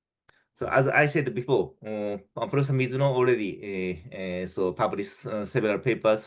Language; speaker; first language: English; non-native, fluent; Japanese